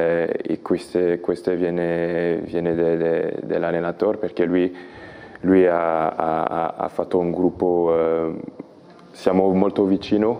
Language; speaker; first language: Italian; non-native, learner; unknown